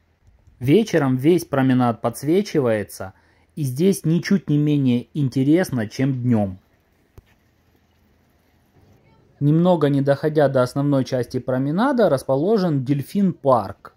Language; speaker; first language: Russian; native; Russian